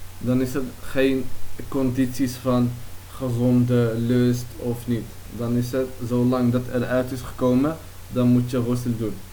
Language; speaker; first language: Dutch; early bilingual, other home language; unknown